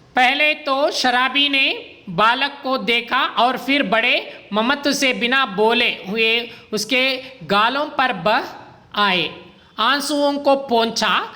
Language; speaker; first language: Hindi; non-native, local second language; Kannada